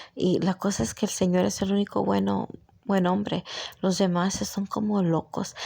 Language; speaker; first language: Spanish; early bilingual, heritage; Spanish